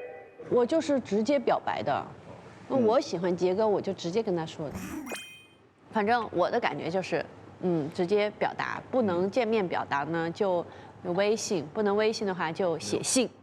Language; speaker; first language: Chinese; native; Chinese